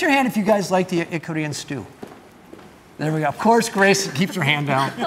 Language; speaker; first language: English; native; English